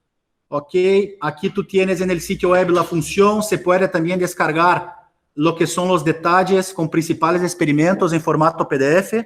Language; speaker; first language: Spanish; non-native, fluent; Portuguese